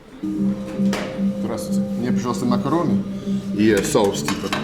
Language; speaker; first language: Russian; non-native, learner; English